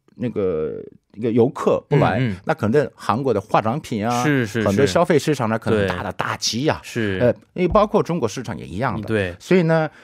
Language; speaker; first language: Chinese; non-native, fluent; Korean